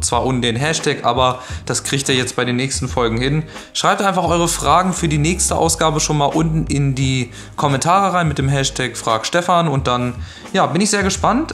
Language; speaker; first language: German; native; German